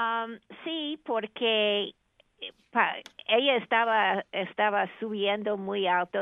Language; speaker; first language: Spanish; non-native, fluent; English